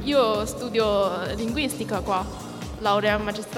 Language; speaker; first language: Italian; non-native, fluent; Chinese